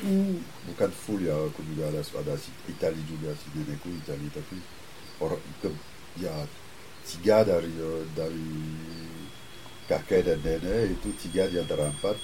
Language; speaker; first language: Indonesian; non-native, fluent; French